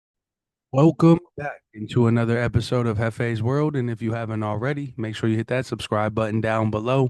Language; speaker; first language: English; native; English